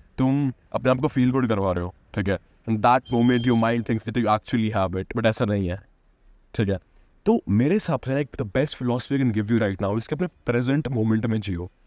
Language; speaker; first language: Hindi; native; Hindi